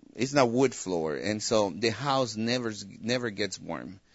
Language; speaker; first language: English; non-native, fluent; Spanish